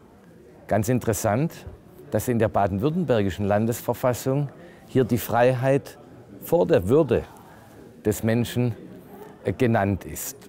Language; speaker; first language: German; native; German